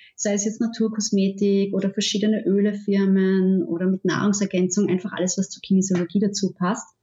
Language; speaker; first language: German; native; German